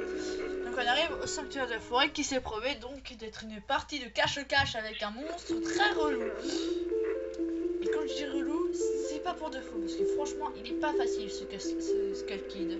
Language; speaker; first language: French; native; French